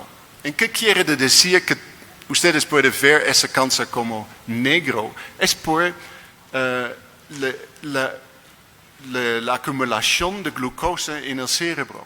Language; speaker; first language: Spanish; non-native, learner; Dutch